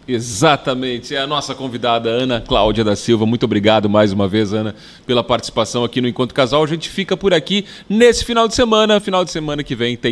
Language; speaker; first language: Portuguese; native; Portuguese